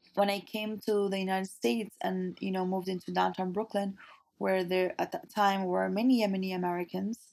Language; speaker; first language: English; early bilingual, other home language; Arabic